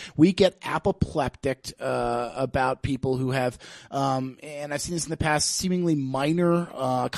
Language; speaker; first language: English; native; English